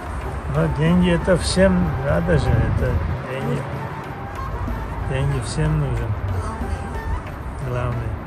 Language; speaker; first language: Russian; non-native, local second language; Uzbek